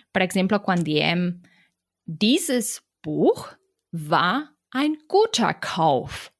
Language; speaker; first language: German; non-native, fluent; Catalan